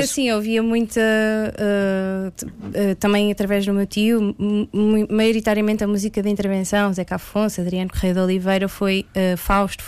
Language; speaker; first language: Portuguese; native; Portuguese